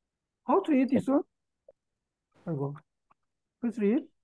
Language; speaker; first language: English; non-native, learner; Korean